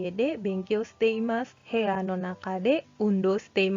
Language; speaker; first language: Japanese; non-native, fluent; Indonesian